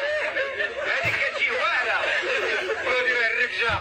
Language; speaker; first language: Arabic; native; Arabic